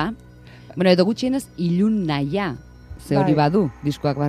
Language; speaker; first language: Basque; native; Basque